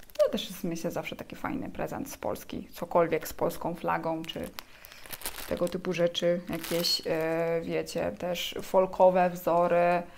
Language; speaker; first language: Polish; native; Polish